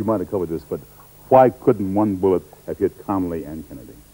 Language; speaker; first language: English; native; English